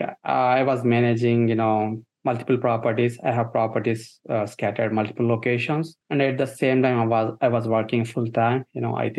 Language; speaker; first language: English; non-native, local second language; Telugu